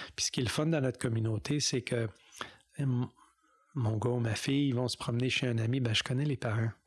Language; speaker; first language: French; non-native, local second language; English